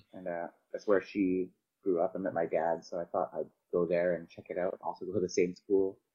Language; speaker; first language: English; native; English